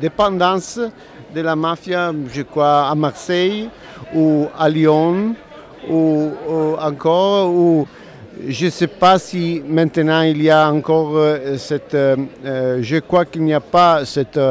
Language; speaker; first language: French; non-native, learner; Italian